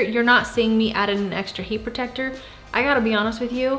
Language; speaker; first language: English; native; English